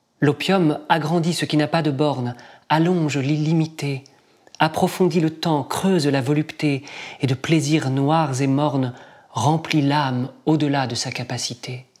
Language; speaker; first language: French; native; French